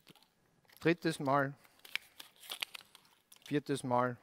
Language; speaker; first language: German; native; German